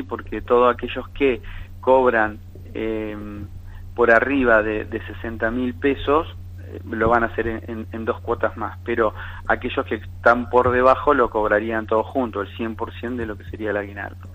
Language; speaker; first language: Spanish; native; Spanish